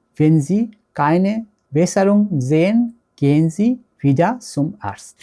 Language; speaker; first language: German; non-native, learner; Bangla